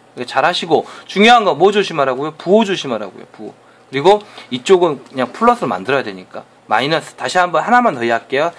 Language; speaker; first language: Korean; native; Korean